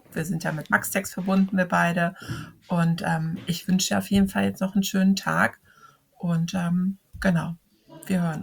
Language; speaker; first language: German; native; German